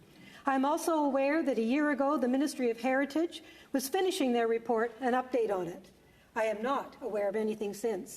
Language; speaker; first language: English; native; English